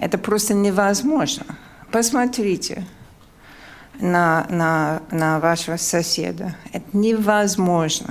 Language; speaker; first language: Russian; non-native, fluent; English